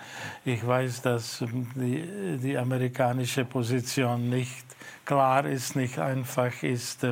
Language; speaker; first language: German; non-native, fluent; Czech